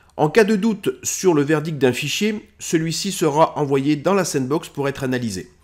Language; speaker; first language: French; native; French